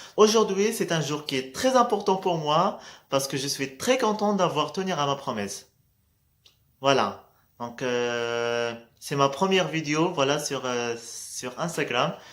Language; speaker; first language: French; non-native, local second language; Arabic